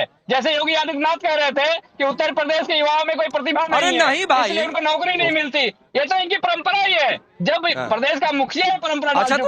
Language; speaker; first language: Hindi; native; Hindi